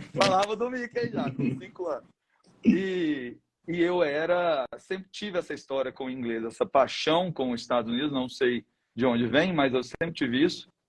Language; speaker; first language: Portuguese; native; Portuguese